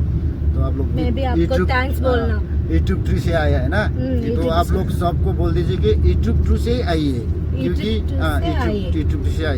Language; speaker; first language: Hindi; non-native, local second language; Nepali